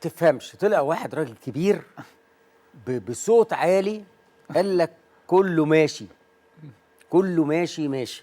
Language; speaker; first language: Arabic; native; Arabic